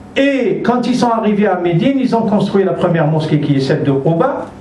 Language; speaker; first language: French; non-native, local second language; Arabic